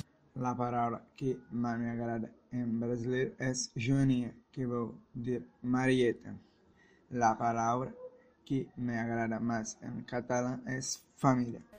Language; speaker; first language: Portuguese; early bilingual, heritage; Portuguese